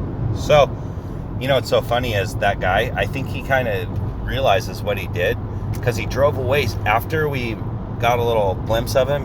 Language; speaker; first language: English; native; English